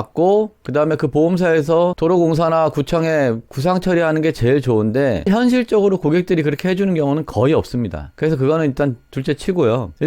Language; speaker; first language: Korean; native; Korean